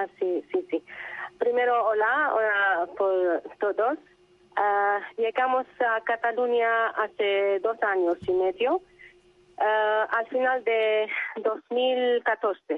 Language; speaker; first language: Spanish; non-native, learner; Arabic